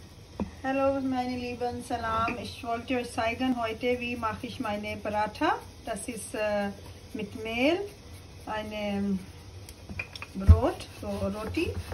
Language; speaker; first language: German; non-native, learner; Urdu